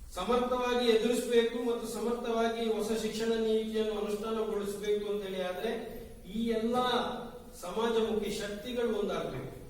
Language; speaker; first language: Kannada; non-native, local second language; Tulu